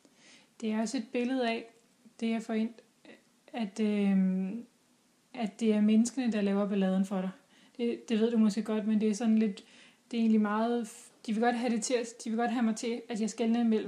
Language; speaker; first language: Danish; native; Danish